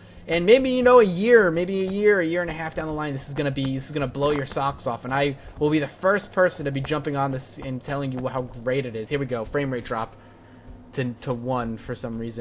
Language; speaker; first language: English; native; English